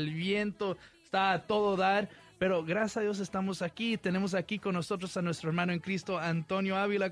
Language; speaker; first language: Spanish; early bilingual, heritage; Spanish